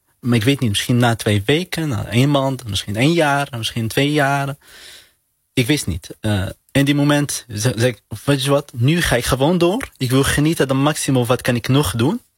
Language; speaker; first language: Dutch; non-native, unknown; Arabic